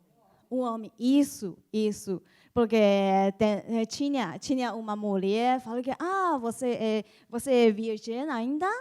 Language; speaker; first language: Portuguese; non-native, learner; Chinese